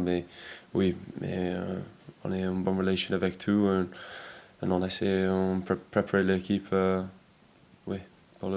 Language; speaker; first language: French; non-native, learner; English